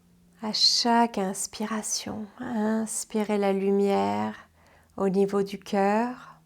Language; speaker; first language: French; native; French